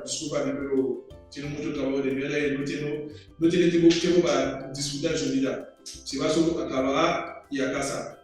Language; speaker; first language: Spanish; non-native, learner; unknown